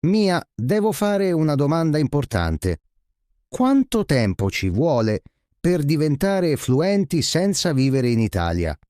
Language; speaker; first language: Italian; non-native, fluent; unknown